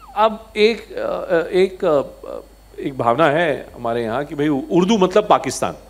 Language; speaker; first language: Hindi; native; Hindi